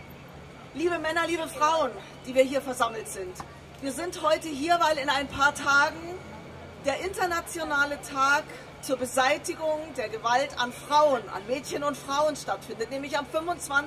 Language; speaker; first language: German; native; German